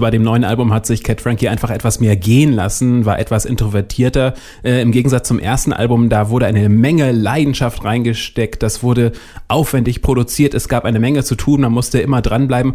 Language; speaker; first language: German; native; German